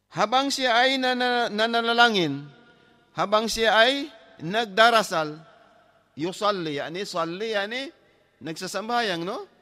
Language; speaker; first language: Filipino; non-native, local second language; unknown